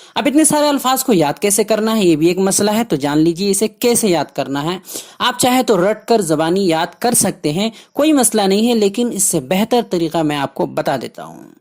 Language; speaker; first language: Urdu; native; Urdu